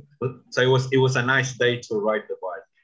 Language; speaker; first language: English; non-native, fluent; Spanish